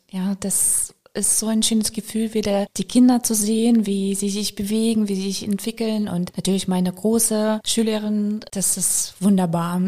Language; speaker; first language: German; non-native, fluent; Russian